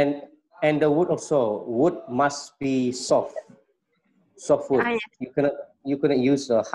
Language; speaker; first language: English; non-native, local second language; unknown